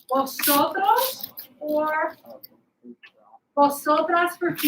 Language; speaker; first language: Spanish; non-native, fluent; English